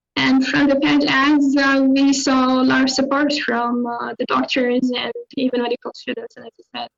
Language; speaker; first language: English; non-native, fluent; Arabic